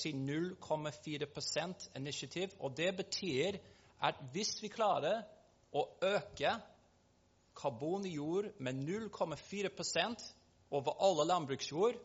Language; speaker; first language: Norwegian; non-native, fluent; English